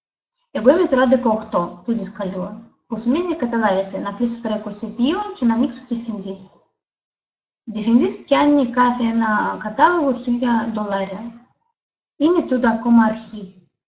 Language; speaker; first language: Greek; non-native, learner; Russian